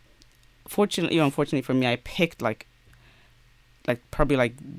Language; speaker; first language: English; native; English